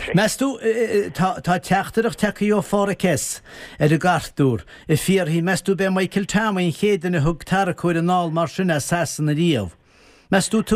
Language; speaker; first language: Irish; native; Irish